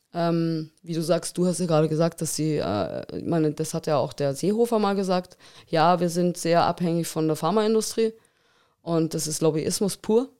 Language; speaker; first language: German; native; German